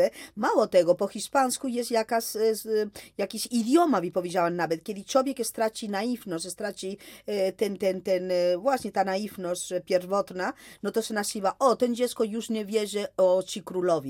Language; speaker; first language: Polish; non-native, fluent; Spanish